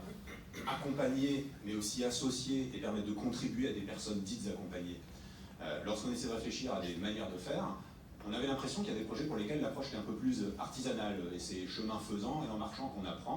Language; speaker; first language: French; native; French